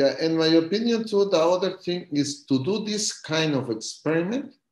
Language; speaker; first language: English; non-native, learner; Spanish